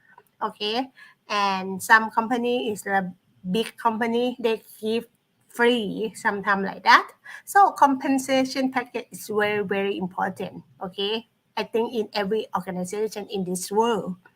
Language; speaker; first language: English; non-native, learner; Thai